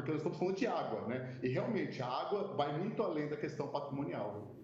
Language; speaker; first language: Portuguese; native; Portuguese